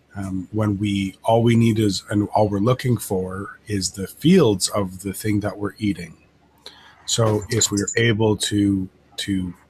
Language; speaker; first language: English; native; English